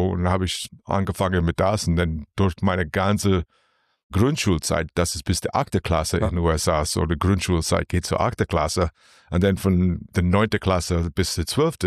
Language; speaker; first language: German; non-native, learner; English